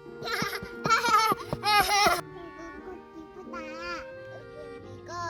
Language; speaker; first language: Korean; early bilingual, heritage; Korean